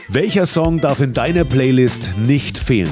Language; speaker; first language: German; native; German